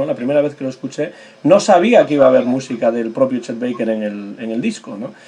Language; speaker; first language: Spanish; native; Spanish